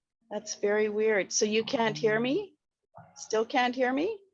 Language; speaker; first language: English; native; English